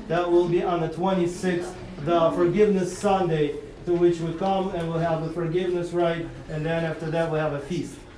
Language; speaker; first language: English; non-native, fluent; Russian